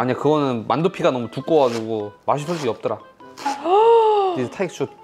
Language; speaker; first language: Korean; native; Korean